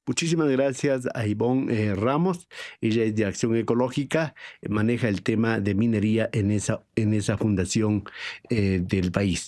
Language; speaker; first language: Spanish; native; Spanish